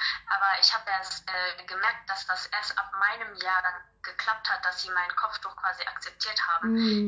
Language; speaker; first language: German; early bilingual, other home language; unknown